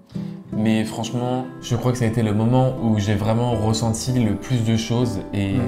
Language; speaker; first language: French; native; French